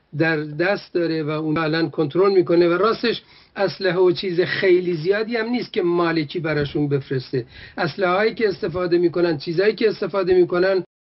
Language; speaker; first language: Persian; non-native, local second language; Kurdish